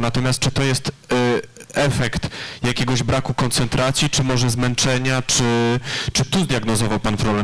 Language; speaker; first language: Polish; native; Polish